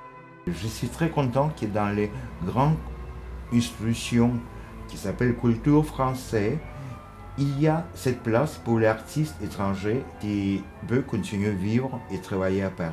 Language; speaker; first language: French; non-native, fluent; Russian